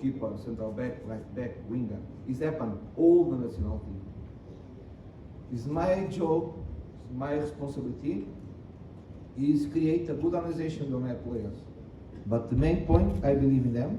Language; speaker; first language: English; non-native, learner; Portuguese